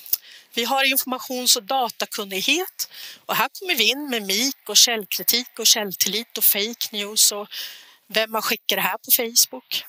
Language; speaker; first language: Swedish; native; Swedish